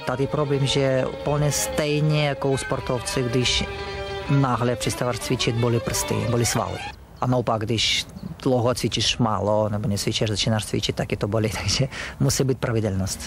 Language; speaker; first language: Czech; non-native, fluent; Russian